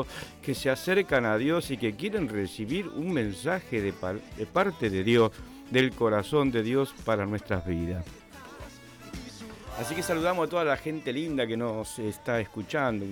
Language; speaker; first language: Spanish; native; Spanish